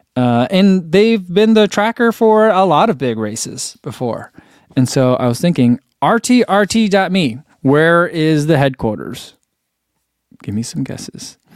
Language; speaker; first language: English; native; English